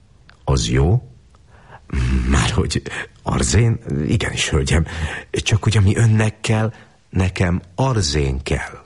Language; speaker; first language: Hungarian; native; Hungarian